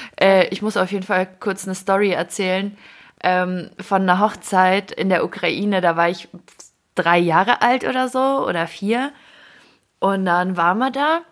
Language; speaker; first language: German; early bilingual, other home language; Ukrainian